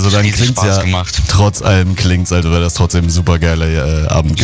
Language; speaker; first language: German; native; German